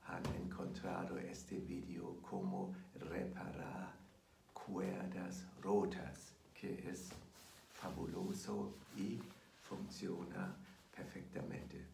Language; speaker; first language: Spanish; non-native, fluent; German